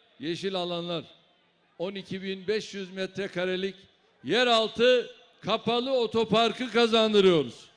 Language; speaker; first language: Turkish; native; Turkish